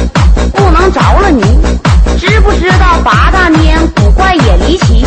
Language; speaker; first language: Chinese; native; Chinese